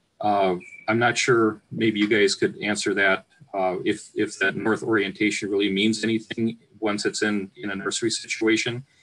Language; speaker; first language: English; native; English